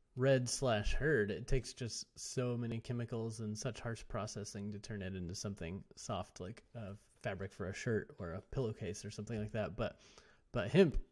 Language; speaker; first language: English; native; English